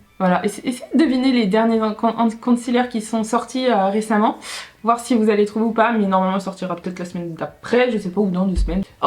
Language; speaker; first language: French; native; French